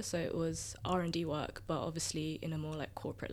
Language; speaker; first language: English; native; English